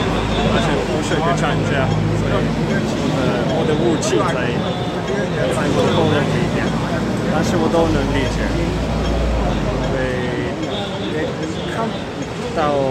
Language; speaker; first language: Chinese; non-native, learner; Italian